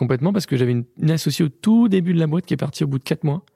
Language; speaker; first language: French; native; French